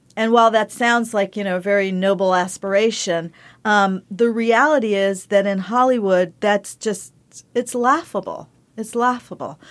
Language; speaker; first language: English; early bilingual, other home language; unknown